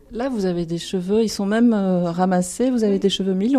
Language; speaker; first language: French; native; French